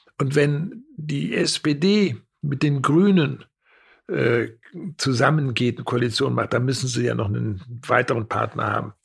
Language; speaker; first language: German; native; German